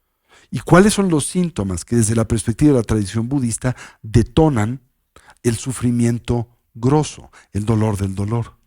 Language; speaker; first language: Spanish; native; Spanish